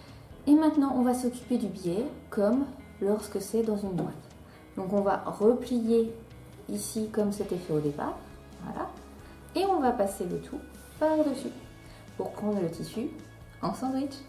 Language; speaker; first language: French; native; French